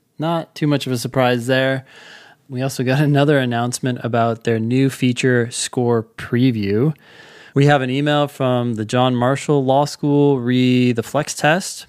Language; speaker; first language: English; native; English